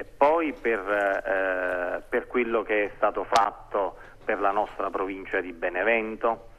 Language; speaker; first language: Italian; native; Italian